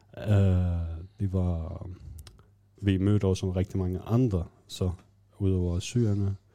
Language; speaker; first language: Danish; non-native, fluent; Arabic